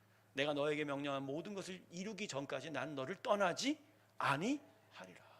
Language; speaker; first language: Korean; native; Korean